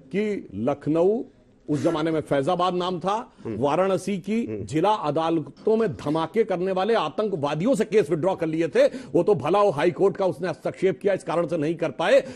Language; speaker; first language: Hindi; native; Hindi